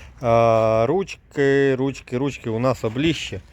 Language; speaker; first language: Ukrainian; native; Ukrainian